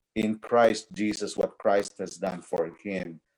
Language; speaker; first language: English; non-native, local second language; Cebuano